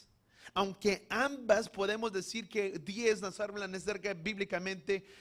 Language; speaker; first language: Spanish; native; Spanish